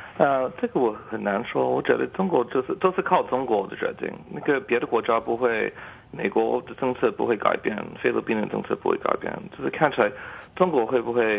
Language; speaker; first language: Chinese; early bilingual, heritage; English